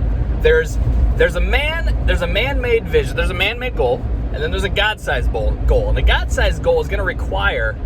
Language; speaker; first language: English; native; English